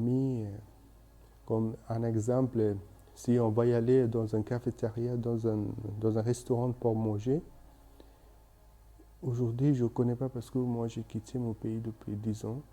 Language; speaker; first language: French; non-native, learner; Bangla